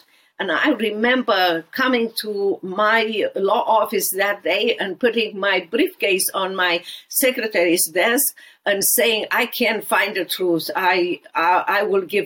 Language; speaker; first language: English; non-native, fluent; Romanian